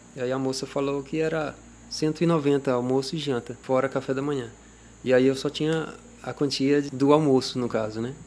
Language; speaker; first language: Portuguese; native; Portuguese